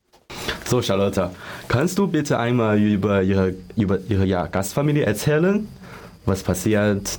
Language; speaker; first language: German; non-native, learner; Chinese